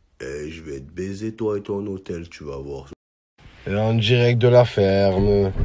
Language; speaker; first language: French; native; French